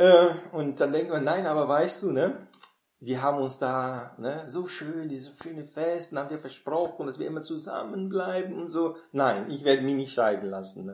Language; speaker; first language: German; non-native, fluent; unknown